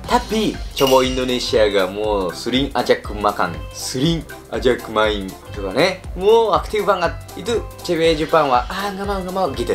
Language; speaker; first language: Indonesian; non-native, learner; Japanese